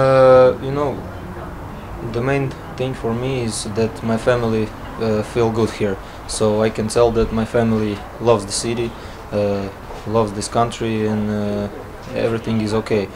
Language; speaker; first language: English; non-native, learner; Latvian